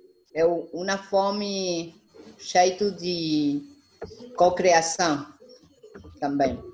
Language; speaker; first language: Portuguese; non-native, learner; Spanish